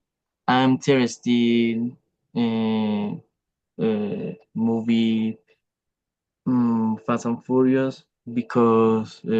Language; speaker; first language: English; non-native, learner; Spanish